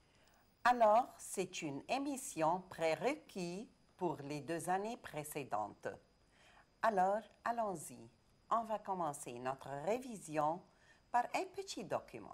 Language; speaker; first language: French; non-native, fluent; Arabic